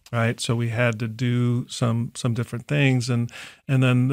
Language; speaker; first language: English; native; English